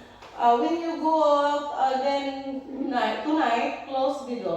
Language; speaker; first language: English; non-native, local second language; Filipino